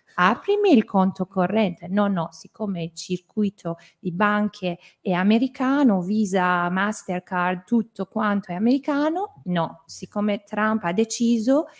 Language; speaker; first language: Italian; non-native, fluent; Persian